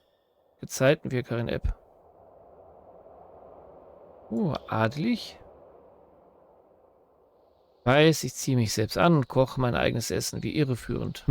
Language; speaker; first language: German; native; German